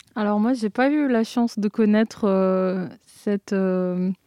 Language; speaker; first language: French; non-native, local second language; Arabic